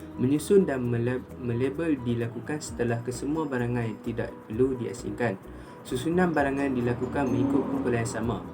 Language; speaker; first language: Malay; native; Malay